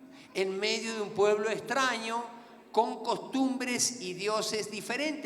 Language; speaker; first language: Spanish; native; Spanish